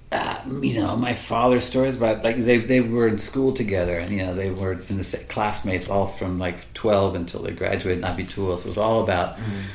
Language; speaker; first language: English; early bilingual, other home language; Swiss German